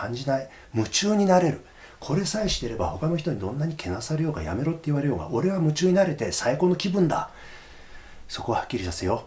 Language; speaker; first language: Japanese; native; Japanese